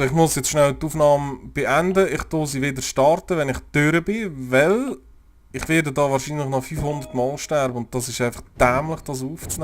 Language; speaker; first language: German; native; German